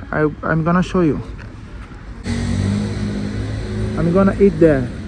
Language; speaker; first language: English; non-native, learner; Portuguese